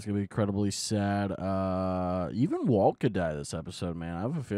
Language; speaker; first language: English; native; English